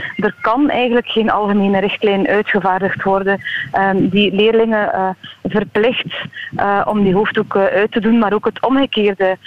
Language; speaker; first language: Dutch; native; Dutch